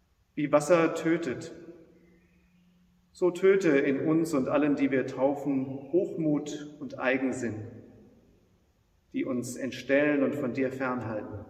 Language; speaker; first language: German; native; German